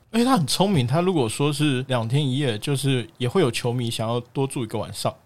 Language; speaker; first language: Chinese; native; Chinese